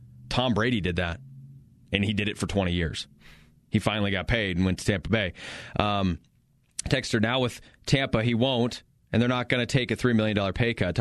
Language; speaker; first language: English; native; English